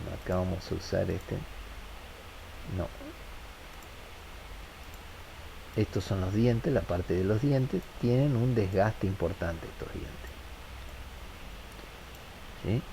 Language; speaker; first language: Spanish; native; Spanish